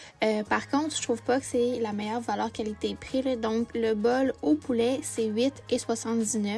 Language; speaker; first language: French; native; French